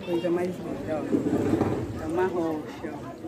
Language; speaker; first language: Portuguese; native; Portuguese